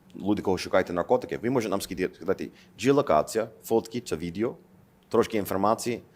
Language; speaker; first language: Ukrainian; non-native, fluent; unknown